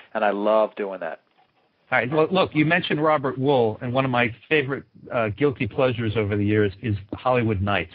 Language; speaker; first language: English; native; English